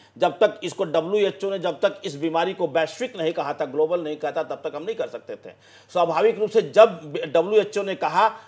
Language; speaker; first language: Hindi; native; Hindi